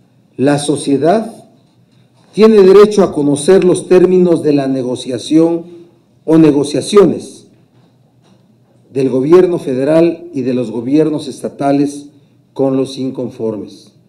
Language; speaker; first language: Spanish; native; Spanish